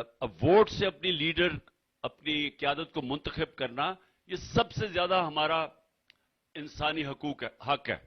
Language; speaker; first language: Urdu; native; Urdu